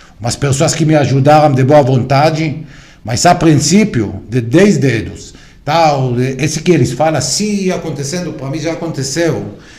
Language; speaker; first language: Portuguese; non-native, fluent; Hebrew